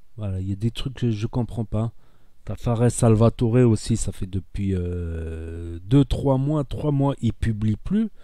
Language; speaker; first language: French; native; French